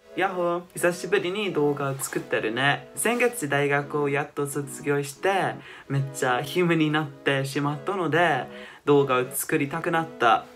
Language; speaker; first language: Japanese; non-native, fluent; English